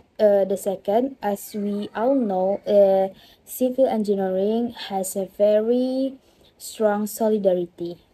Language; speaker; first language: English; non-native, learner; Indonesian